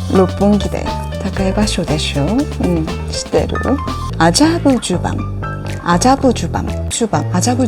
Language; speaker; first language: Japanese; non-native, learner; Korean